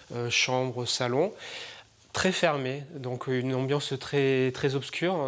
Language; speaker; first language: French; native; French